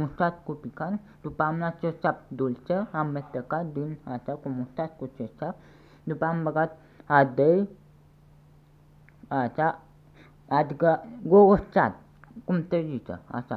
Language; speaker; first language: Romanian; non-native, learner; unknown